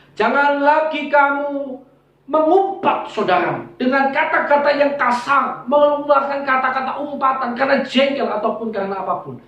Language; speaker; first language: Indonesian; non-native, local second language; Javanese